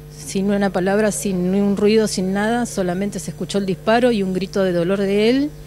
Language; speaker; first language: Spanish; native; Spanish